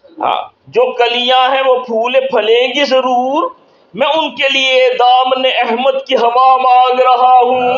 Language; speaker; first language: Urdu; native; Urdu